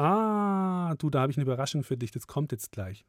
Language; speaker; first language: German; native; German